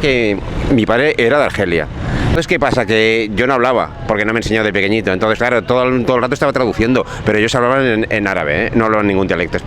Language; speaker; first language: Spanish; native; Spanish